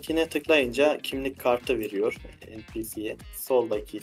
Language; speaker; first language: Turkish; native; Turkish